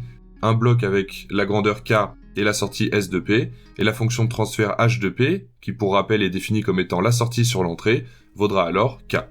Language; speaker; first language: French; native; French